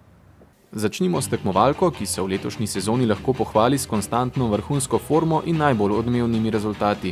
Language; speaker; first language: Slovenian; native; Slovenian